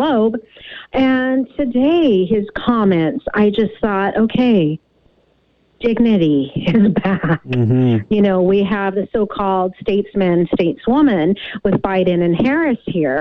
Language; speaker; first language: English; native; English